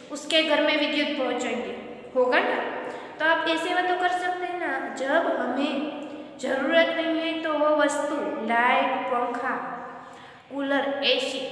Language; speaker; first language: Hindi; non-native, local second language; Gujarati